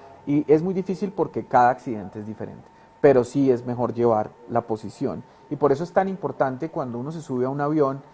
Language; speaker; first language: Spanish; native; Spanish